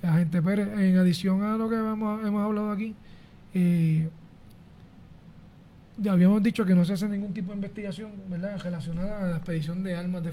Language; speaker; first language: Spanish; native; Spanish